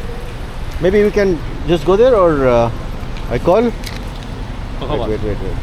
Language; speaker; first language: English; non-native, local second language; Urdu